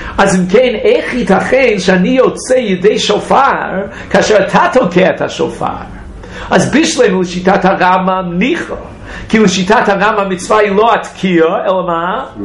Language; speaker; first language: Hebrew; non-native, fluent; English